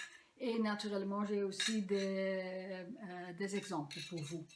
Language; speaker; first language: French; non-native, learner; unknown